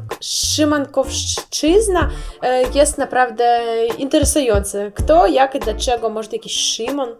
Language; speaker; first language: Polish; non-native, learner; Russian